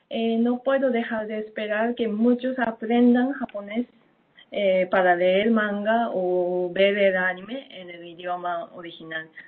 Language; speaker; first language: Spanish; non-native, fluent; Japanese